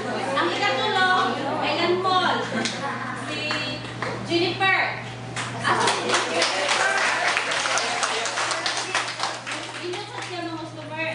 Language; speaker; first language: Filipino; non-native, local second language; Cebuano